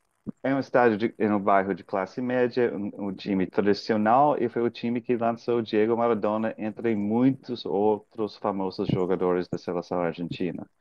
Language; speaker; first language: Portuguese; non-native, fluent; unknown